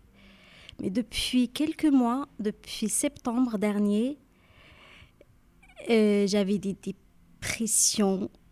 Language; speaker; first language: French; non-native, learner; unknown